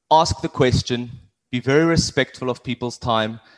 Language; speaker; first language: English; native; English